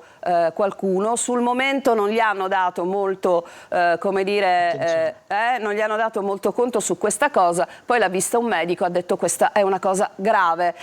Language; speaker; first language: Italian; native; Italian